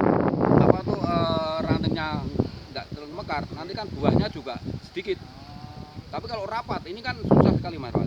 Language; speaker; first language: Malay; non-native, local second language; Javanese